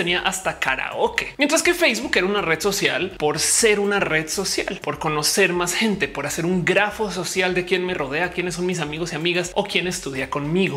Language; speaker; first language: Spanish; native; Spanish